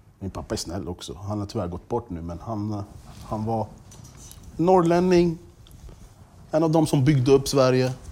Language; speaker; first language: Swedish; early bilingual, other home language; English